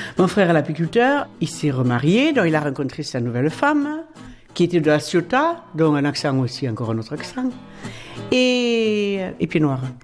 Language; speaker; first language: French; native; French